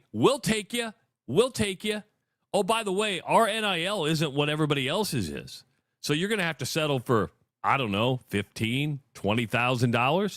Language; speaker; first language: English; native; English